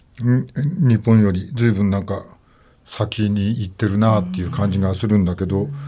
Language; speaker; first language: Japanese; native; Japanese